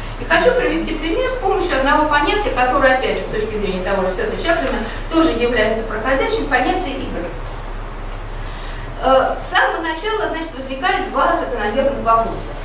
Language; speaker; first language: Russian; native; Russian